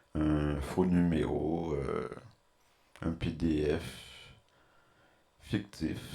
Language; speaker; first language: French; native; French